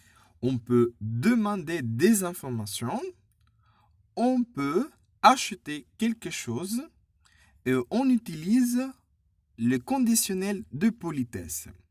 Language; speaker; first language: French; non-native, fluent; Spanish